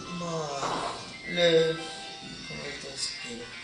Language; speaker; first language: Arabic; non-native, learner; Italian